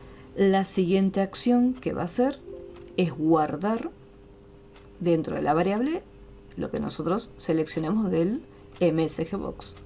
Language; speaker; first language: Spanish; native; Spanish